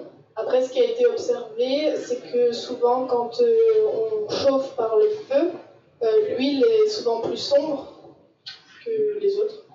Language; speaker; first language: French; native; French